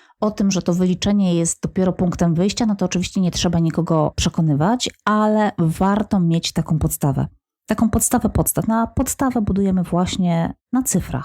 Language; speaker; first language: Polish; native; Polish